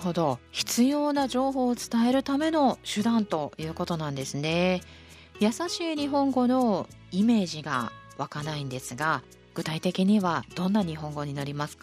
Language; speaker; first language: Japanese; native; Japanese